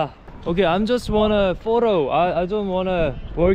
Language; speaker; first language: English; non-native, learner; Korean